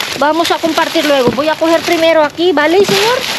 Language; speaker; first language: Spanish; non-native, learner; Filipino